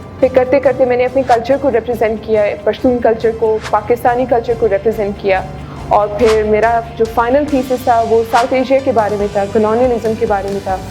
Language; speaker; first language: Urdu; non-native, local second language; Pashto